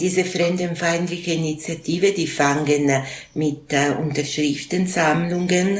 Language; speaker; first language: German; non-native, local second language; Italian